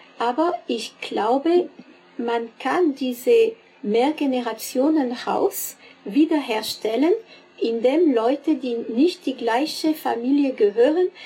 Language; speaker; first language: German; non-native, fluent; French